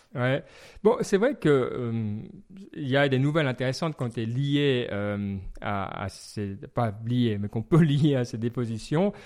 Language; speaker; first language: French; native; French